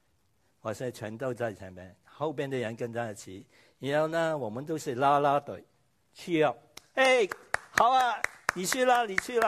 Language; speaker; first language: Chinese; non-native, local second language; Cantonese